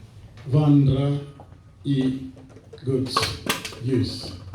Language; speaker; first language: Swedish; non-native, fluent; French